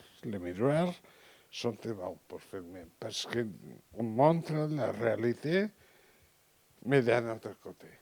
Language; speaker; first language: French; non-native, learner; Catalan